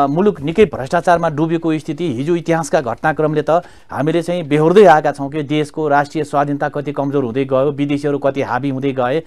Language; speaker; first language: Nepali; native; Nepali